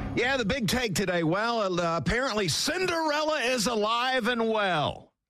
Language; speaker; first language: English; native; English